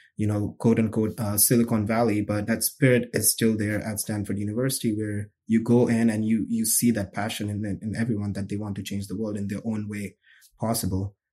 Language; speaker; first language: English; non-native, local second language; Hindi